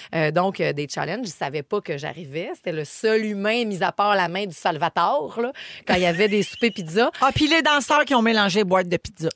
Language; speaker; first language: French; native; French